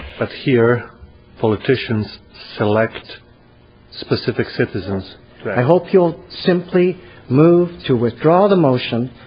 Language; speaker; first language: English; native; English